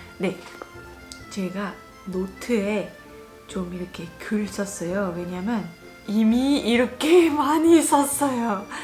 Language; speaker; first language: Korean; non-native, fluent; French